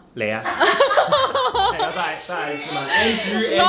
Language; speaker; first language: Chinese; non-native, local second language; Cantonese